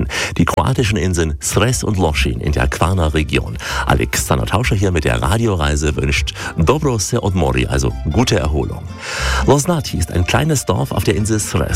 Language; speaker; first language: German; native; German